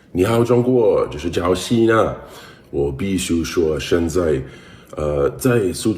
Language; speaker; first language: Chinese; non-native, learner; English